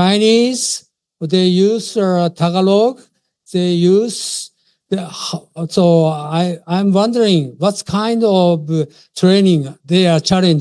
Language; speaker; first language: English; non-native, fluent; Japanese